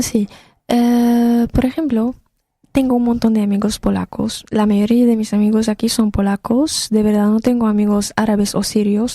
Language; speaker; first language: Spanish; non-native, fluent; Arabic